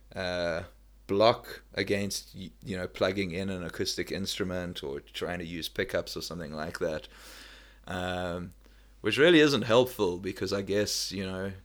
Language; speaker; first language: English; native; English